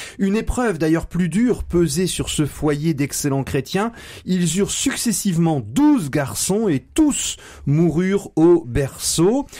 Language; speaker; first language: French; native; French